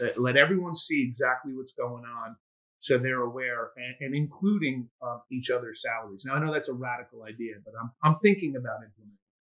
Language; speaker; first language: English; native; English